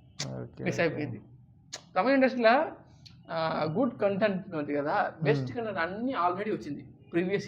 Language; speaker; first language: Telugu; non-native, local second language; Tamil